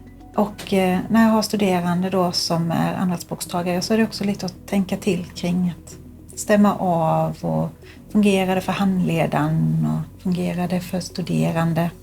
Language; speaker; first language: Swedish; native; Swedish